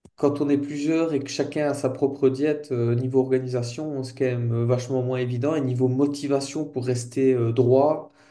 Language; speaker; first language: French; native; French